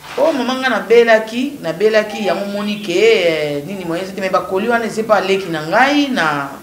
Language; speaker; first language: Lingala; non-native, local second language; Kongo